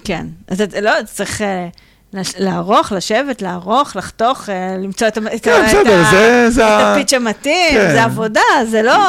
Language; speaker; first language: Hebrew; native; Hebrew